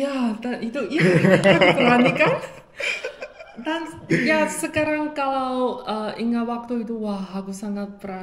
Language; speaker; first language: Indonesian; non-native, fluent; Chinese